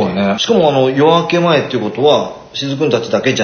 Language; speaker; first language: Japanese; native; Japanese